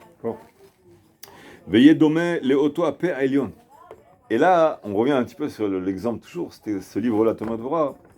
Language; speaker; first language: French; native; French